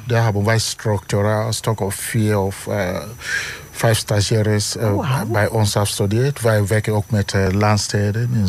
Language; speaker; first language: Dutch; non-native, learner; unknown